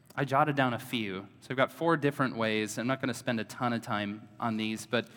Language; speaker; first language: English; native; English